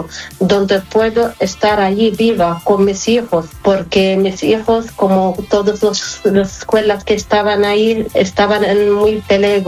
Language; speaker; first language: Spanish; non-native, learner; Arabic